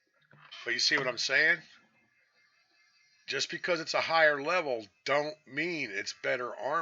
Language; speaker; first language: English; native; English